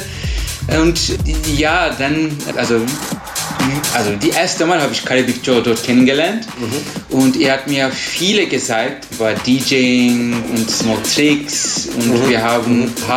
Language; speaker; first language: German; non-native, learner; Turkish